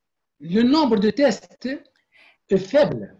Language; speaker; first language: French; non-native, local second language; Arabic